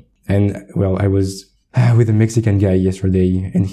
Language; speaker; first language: English; non-native, fluent; French